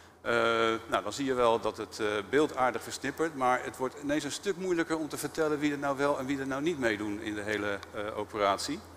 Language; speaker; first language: Dutch; native; Dutch